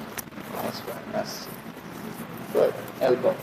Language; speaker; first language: English; non-native, local second language; Filipino